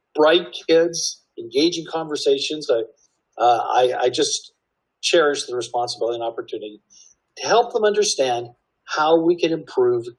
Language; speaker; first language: English; native; English